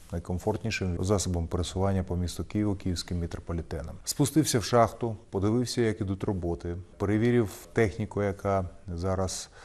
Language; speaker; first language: Ukrainian; non-native, local second language; Russian